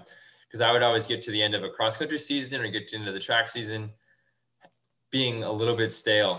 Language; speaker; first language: English; native; English